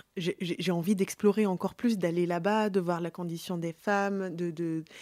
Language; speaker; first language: French; non-native, local second language; Arabic